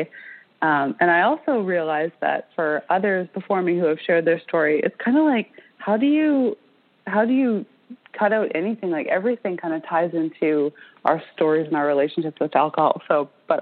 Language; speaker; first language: English; native; English